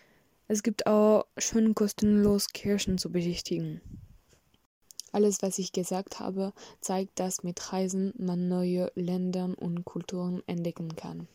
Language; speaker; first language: German; non-native, learner; French